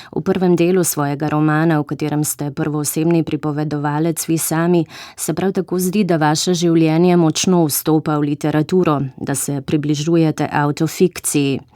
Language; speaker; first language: Slovenian; native; Slovenian